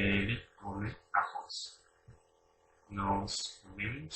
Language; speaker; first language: Portuguese; non-native, learner; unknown